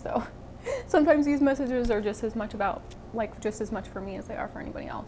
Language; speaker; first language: English; native; English